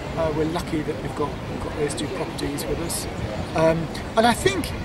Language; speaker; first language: English; native; English